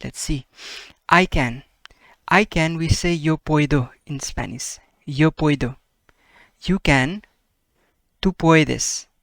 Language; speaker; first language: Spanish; non-native, fluent; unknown